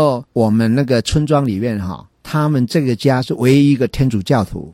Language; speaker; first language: Chinese; native; Chinese